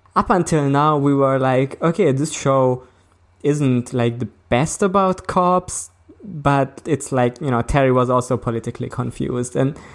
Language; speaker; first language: English; early bilingual, other home language; Hungarian